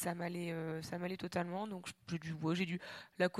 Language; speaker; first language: French; native; French